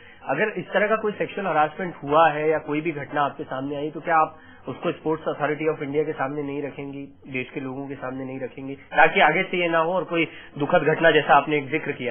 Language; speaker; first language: Hindi; native; Hindi